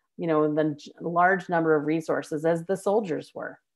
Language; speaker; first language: English; native; English